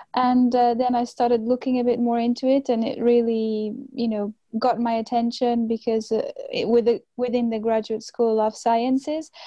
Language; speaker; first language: English; non-native, fluent; Portuguese